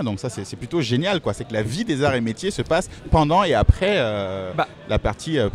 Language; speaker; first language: French; native; French